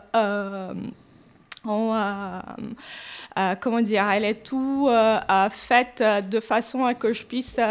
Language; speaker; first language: French; non-native, fluent; Portuguese